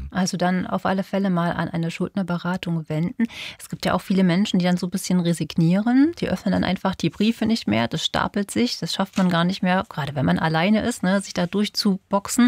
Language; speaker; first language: German; native; German